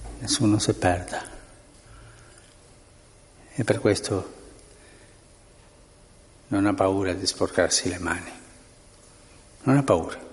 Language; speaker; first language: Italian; non-native, fluent; Spanish